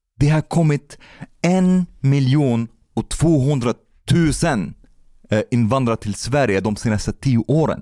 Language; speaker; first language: Swedish; non-native, fluent; Arabic